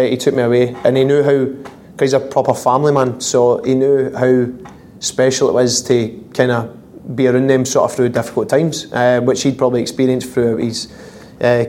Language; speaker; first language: English; native; English